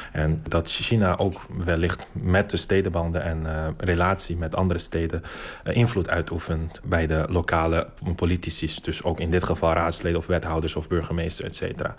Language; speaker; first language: Dutch; non-native, fluent; Uyghur